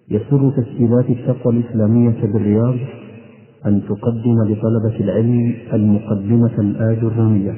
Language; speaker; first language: Arabic; native; Arabic